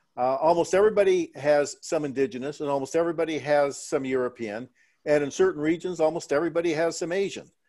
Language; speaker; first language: English; early bilingual, other home language; Spanish